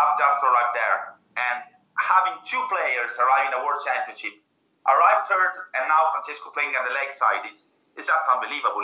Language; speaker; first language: English; non-native, fluent; Italian